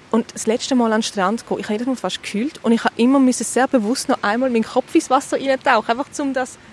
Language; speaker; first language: German; native; German